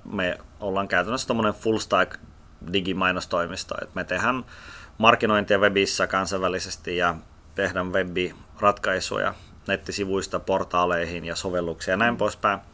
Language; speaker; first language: Finnish; non-native, fluent; Russian